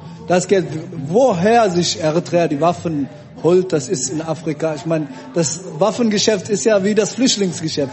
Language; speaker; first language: German; early bilingual, other home language; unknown